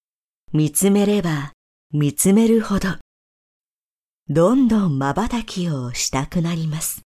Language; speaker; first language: Japanese; native; Japanese